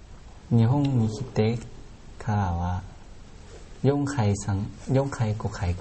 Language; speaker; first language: Japanese; non-native, learner; Thai